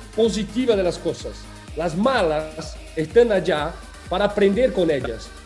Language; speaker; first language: Spanish; non-native, learner; Portuguese